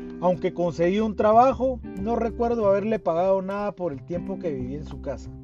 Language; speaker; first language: Spanish; native; Spanish